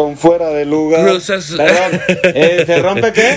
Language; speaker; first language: Spanish; native; Spanish